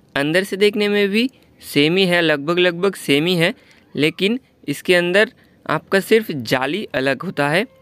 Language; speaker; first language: Hindi; non-native, local second language; Bangla